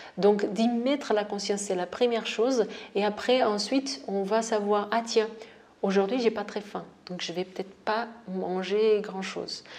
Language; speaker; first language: French; non-native, fluent; Portuguese